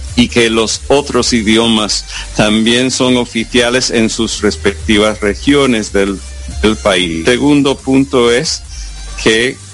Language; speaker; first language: Spanish; non-native, fluent; English